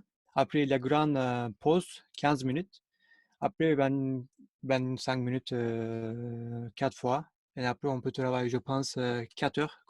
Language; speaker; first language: French; non-native, learner; Turkish